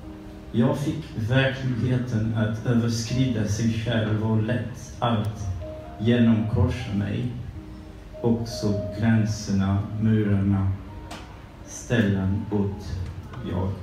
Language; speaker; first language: Swedish; non-native, learner; French